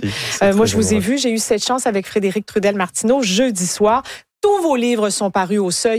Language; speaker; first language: French; native; French